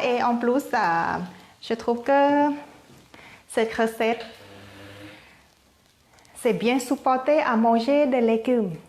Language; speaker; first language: French; non-native, fluent; Thai